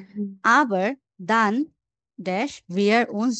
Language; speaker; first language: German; non-native, fluent; Bangla